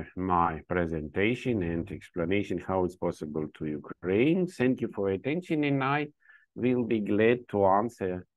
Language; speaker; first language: English; non-native, learner; Ukrainian